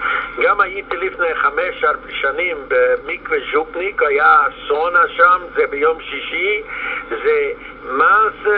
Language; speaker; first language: Hebrew; non-native, fluent; Yiddish